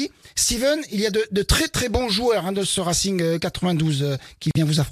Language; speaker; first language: French; native; French